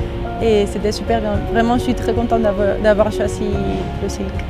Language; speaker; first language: French; non-native, learner; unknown